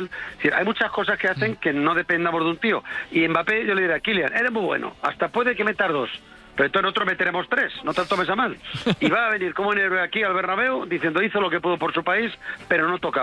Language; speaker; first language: Spanish; native; Spanish